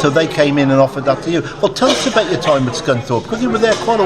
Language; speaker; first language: English; native; English